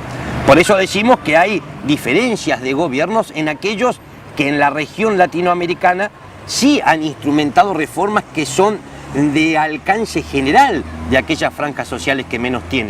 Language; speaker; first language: Spanish; native; Spanish